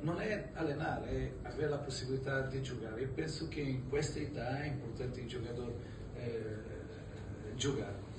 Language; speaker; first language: Italian; non-native, fluent; Portuguese